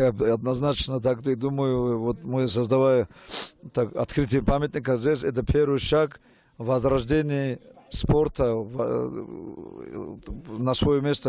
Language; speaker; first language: Russian; non-native, local second language; Avaric